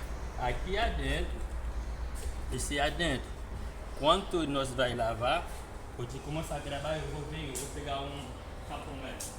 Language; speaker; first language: Portuguese; non-native, learner; Haitian Creole